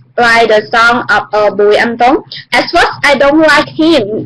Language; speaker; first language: English; non-native, learner; Vietnamese